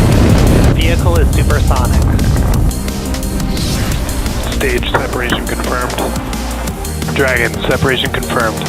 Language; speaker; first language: English; native; English